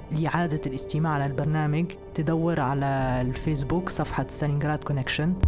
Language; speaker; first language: Arabic; native; Arabic